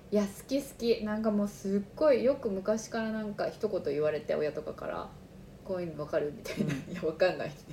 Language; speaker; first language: Japanese; early bilingual, other home language; Chinese